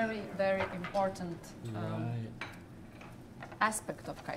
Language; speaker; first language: English; non-native, fluent; Lithuanian